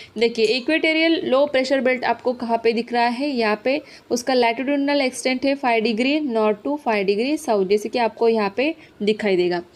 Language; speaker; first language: Hindi; non-native, local second language; Marathi